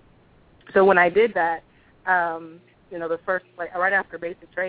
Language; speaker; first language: English; native; English